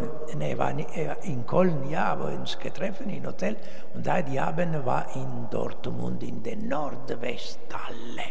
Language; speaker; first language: German; non-native, learner; Italian